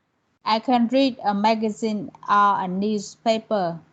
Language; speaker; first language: English; non-native, learner; Vietnamese